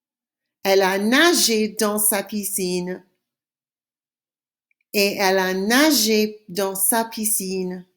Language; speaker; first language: French; non-native, fluent; English